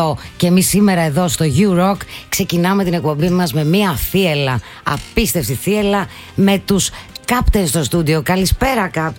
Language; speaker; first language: Greek; native; Greek